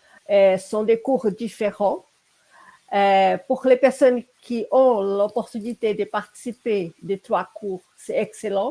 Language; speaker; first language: French; non-native, fluent; Portuguese